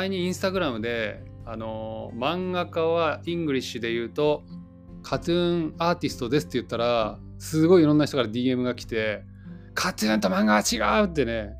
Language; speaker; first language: Japanese; native; Japanese